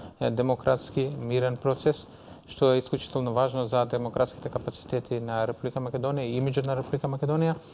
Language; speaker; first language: Macedonian; non-native, local second language; Albanian